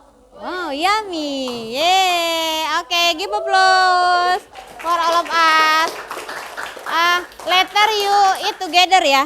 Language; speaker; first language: English; non-native, fluent; Indonesian